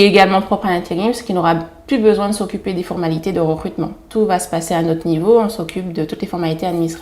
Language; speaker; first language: French; native; French